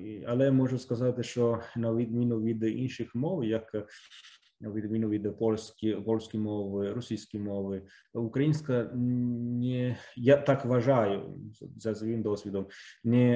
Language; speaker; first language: Ukrainian; non-native, fluent; Italian